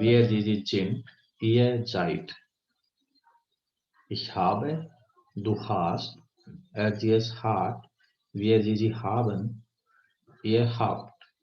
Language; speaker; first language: German; non-native, fluent; Hindi